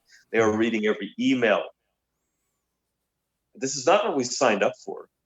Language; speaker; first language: English; native; English